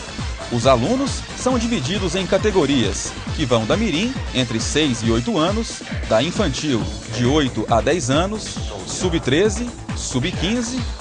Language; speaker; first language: Portuguese; native; Portuguese